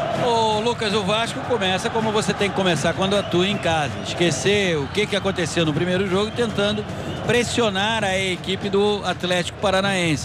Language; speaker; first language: Portuguese; native; Portuguese